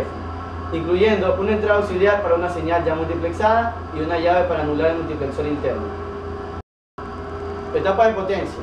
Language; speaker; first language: Spanish; native; Spanish